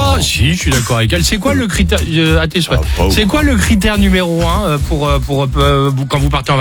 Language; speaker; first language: French; native; French